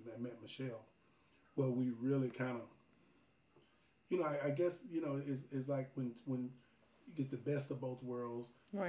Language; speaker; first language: English; native; English